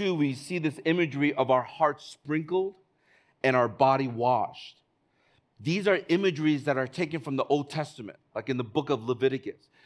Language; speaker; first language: English; native; English